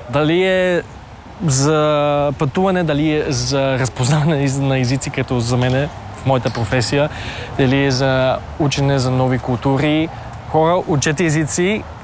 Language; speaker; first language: Bulgarian; early bilingual, heritage; Bulgarian